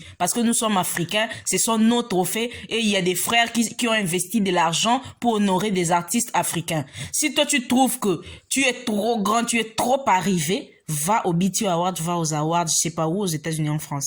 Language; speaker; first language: French; non-native, local second language; Lingala